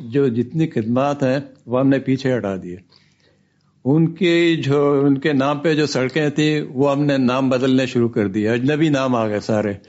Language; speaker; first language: Urdu; non-native, local second language; Baluchi